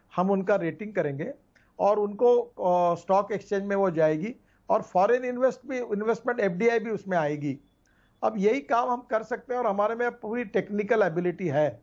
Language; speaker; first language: Hindi; non-native, local second language; Marathi